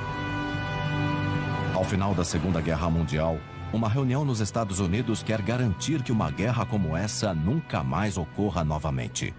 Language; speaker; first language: Portuguese; native; Portuguese